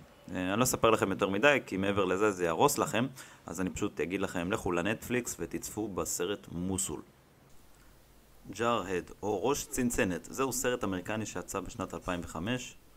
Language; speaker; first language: Hebrew; native; Hebrew